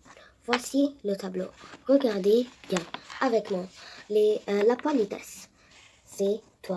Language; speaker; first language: French; non-native, learner; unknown